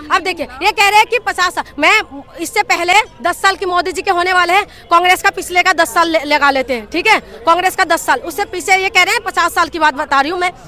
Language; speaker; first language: Hindi; non-native, local second language; Assamese